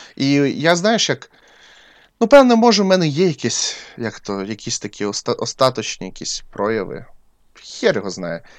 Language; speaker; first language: Ukrainian; non-native, local second language; Russian